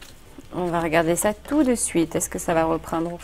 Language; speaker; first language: French; native; French